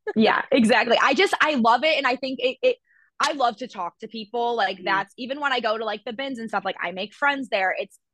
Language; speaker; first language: English; native; English